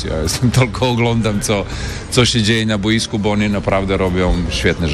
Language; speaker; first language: Polish; non-native, fluent; Serbian